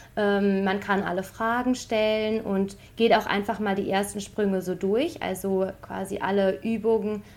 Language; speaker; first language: German; native; German